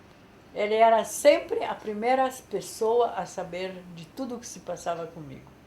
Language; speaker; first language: Portuguese; non-native, fluent; Polish